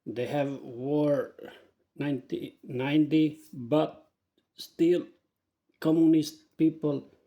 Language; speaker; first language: English; non-native, learner; Albanian